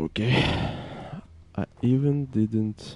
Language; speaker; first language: English; non-native, learner; Ukrainian